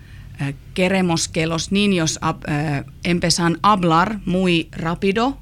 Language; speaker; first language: Spanish; non-native, learner; Finnish